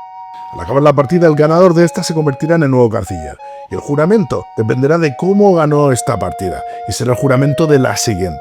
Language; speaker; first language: Spanish; native; Spanish